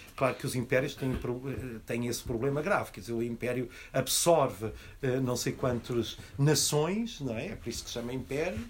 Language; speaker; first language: Portuguese; native; Portuguese